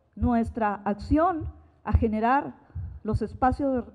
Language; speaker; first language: Spanish; native; Spanish